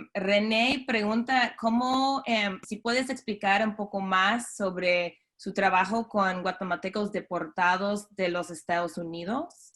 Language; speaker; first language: Spanish; non-native, fluent; English